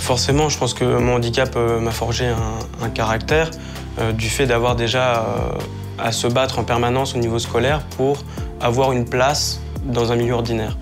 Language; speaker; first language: French; native; French